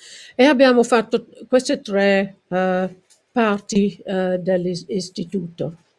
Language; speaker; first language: Italian; non-native, learner; English